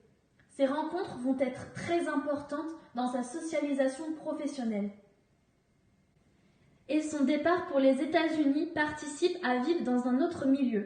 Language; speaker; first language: French; native; French